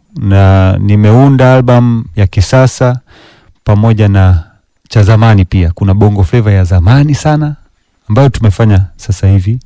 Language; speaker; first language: Swahili; non-native, fluent; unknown